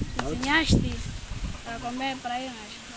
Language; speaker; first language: Portuguese; non-native, local second language; Makhuwa